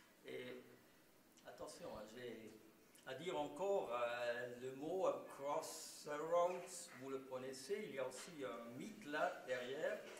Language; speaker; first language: French; non-native, local second language; German